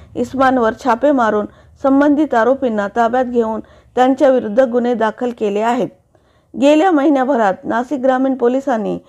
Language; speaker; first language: Marathi; non-native, local second language; Urdu